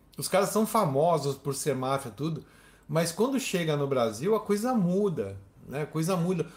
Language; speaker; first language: Portuguese; native; Portuguese